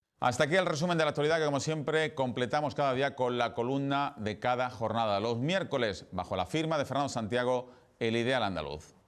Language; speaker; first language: Spanish; native; Spanish